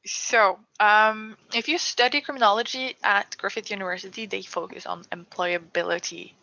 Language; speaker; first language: English; non-native, fluent; Norwegian